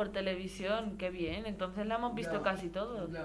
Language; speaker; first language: Spanish; native; Spanish